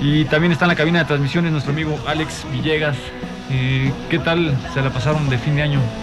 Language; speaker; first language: Spanish; native; Spanish